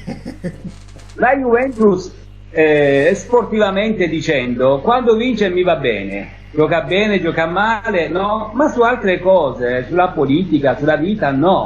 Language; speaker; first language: Italian; non-native, fluent; Persian